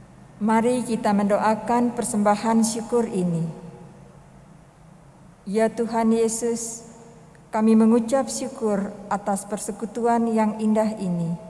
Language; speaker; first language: Indonesian; native; Indonesian